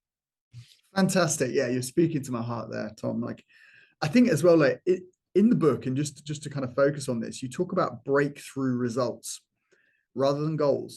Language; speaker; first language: English; native; English